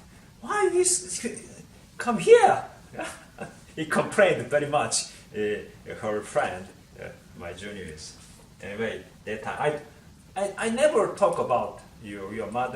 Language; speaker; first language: English; non-native, learner; Korean